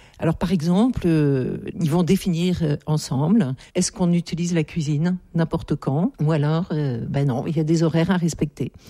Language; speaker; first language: French; native; French